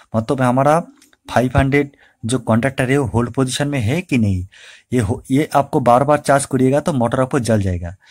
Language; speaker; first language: Hindi; non-native, local second language; Bangla